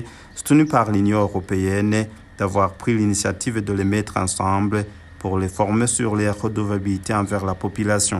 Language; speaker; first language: French; non-native, local second language; Rundi